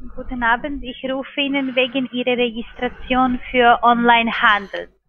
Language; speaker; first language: German; non-native, learner; Spanish